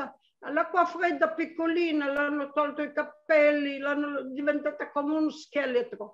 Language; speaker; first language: Italian; non-native, local second language; Arabic